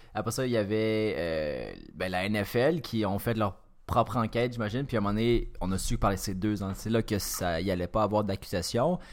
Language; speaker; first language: French; native; French